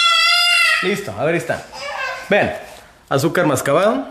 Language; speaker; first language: Spanish; native; Spanish